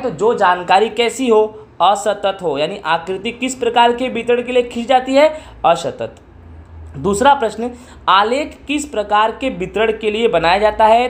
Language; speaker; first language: Hindi; non-native, local second language; Gujarati